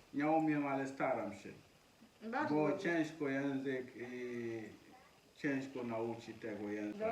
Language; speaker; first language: Polish; non-native, learner; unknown